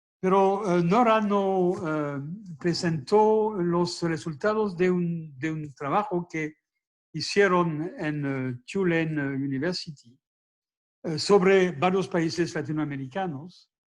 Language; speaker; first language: Spanish; non-native, fluent; French